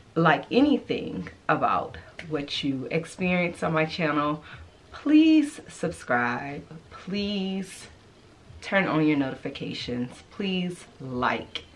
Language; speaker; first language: English; native; English